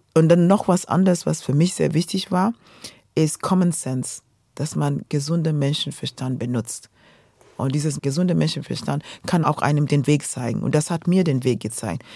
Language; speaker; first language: German; non-native, fluent; Luo (Kenya and Tanzania)